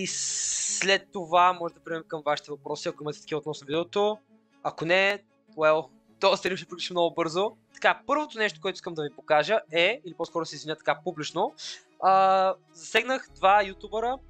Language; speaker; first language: Bulgarian; native; Bulgarian